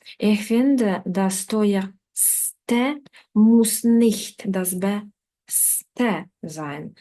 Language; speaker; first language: German; non-native, fluent; Ukrainian